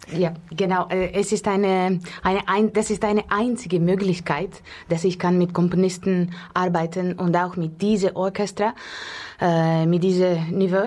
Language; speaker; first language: German; non-native, fluent; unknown